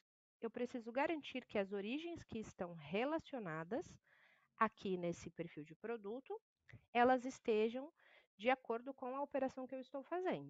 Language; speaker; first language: Portuguese; native; Portuguese